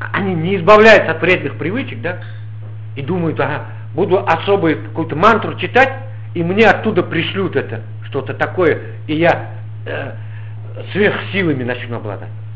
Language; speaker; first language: Russian; native; Russian